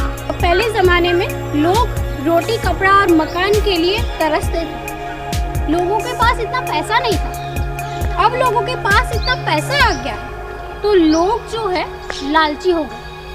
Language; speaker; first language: Hindi; non-native, local second language; Gujarati